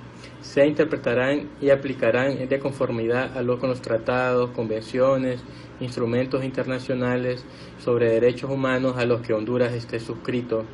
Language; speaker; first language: Spanish; native; Spanish